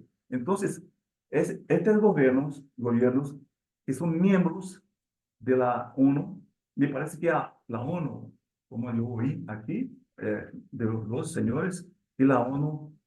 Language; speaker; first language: Spanish; non-native, learner; Portuguese